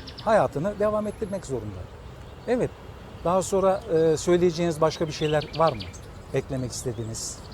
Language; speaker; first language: Turkish; native; Turkish